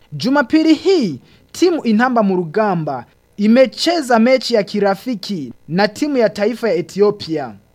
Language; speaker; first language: Swahili; non-native, local second language; Rundi